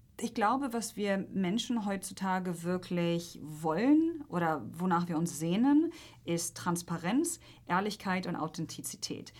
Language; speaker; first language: German; non-native, fluent; Polish